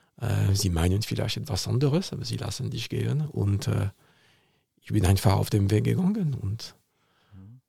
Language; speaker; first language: German; non-native, fluent; French